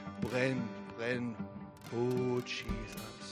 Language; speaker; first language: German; non-native, fluent; English